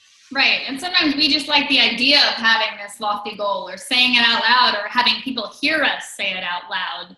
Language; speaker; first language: English; native; English